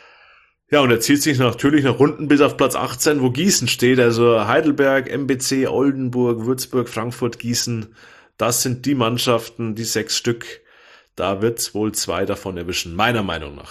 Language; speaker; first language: German; native; German